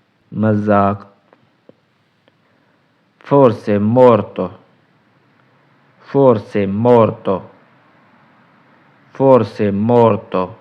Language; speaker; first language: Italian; non-native, fluent; Urdu